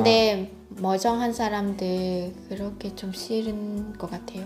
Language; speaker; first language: Korean; non-native, fluent; Vietnamese